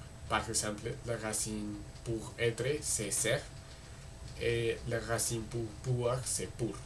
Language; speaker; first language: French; non-native, learner; Spanish